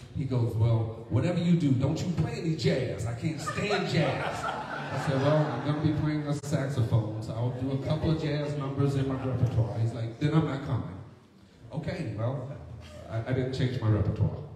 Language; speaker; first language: English; native; English